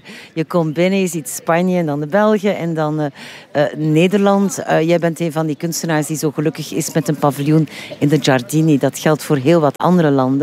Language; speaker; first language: Dutch; native; Dutch